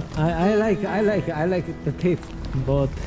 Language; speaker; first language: English; non-native, learner; Korean